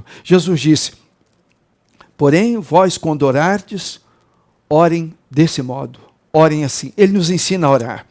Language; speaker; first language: Portuguese; native; Portuguese